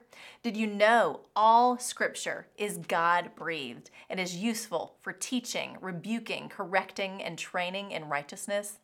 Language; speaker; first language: English; native; English